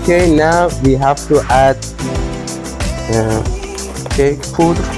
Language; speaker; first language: English; non-native, learner; Persian